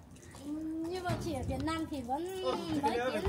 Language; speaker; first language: Vietnamese; non-native, local second language; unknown